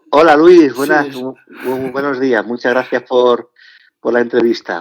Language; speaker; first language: Spanish; non-native, local second language; Catalan